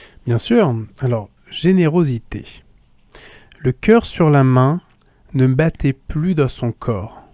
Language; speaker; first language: French; native; French